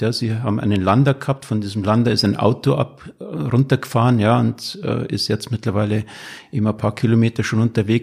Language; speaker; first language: German; native; German